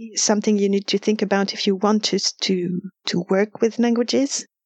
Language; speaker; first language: English; non-native, fluent; French